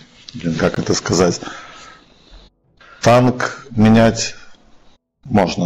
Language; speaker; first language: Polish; non-native, learner; Russian